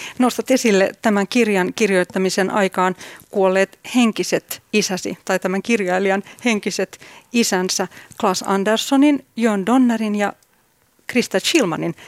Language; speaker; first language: Finnish; native; Finnish